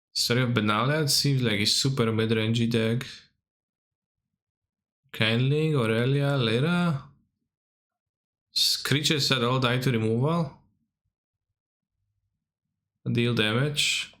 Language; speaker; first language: English; non-native, fluent; Polish